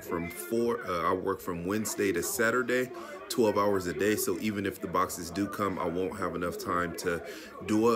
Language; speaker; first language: English; native; English